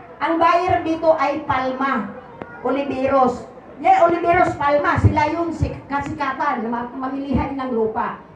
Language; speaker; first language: Filipino; non-native, local second language; Cebuano